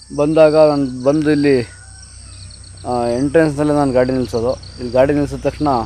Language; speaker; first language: Kannada; native; Kannada